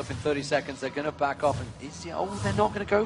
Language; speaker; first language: English; native; English